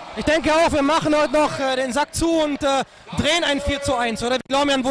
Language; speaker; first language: German; native; German